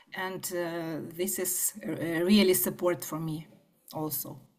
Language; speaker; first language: English; non-native, fluent; Ukrainian